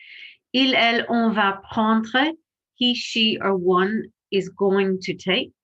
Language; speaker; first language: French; non-native, fluent; English